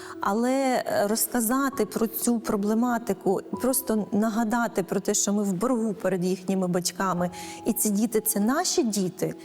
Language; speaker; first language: Ukrainian; native; Ukrainian